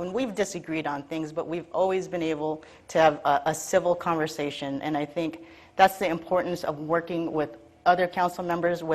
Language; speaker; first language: English; native; English